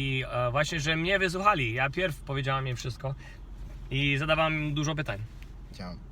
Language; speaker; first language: Polish; non-native, fluent; Kinyarwanda